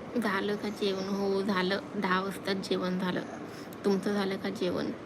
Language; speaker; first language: Hindi; non-native, local second language; Marathi